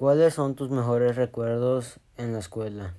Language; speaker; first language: Spanish; early bilingual, heritage; Spanish